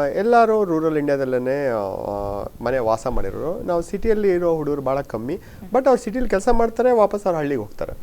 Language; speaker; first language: Kannada; native; Kannada